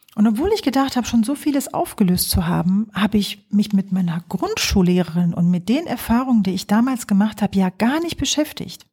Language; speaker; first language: German; early bilingual, other home language; Polish